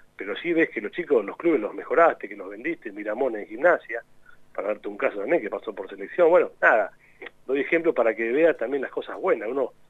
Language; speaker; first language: Spanish; native; Spanish